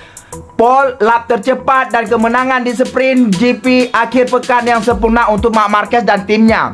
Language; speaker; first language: Indonesian; native; Indonesian